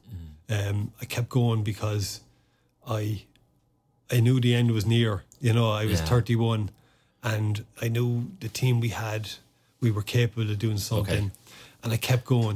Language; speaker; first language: English; non-native, local second language; Irish